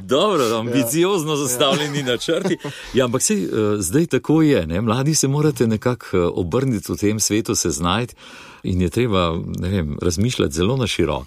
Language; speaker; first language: Slovenian; native; Slovenian